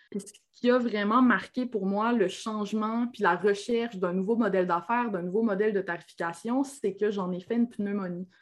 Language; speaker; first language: French; native; French